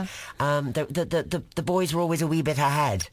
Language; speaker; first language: English; native; English